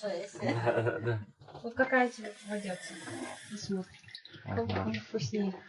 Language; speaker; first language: Russian; native; Russian